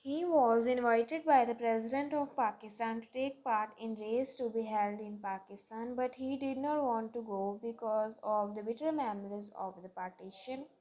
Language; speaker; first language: English; non-native, local second language; Punjabi